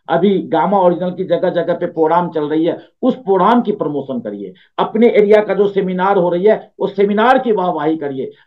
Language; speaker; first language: Hindi; native; Hindi